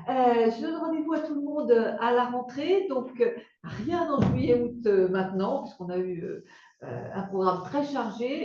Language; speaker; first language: French; native; French